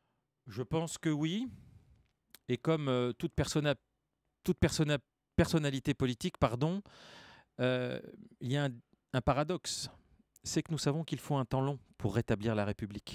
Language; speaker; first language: French; native; French